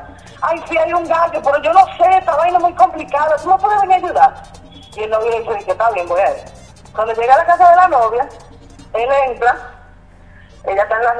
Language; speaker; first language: Spanish; native; Spanish